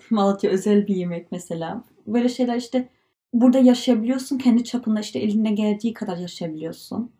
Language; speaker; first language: Turkish; early bilingual, heritage; Turkish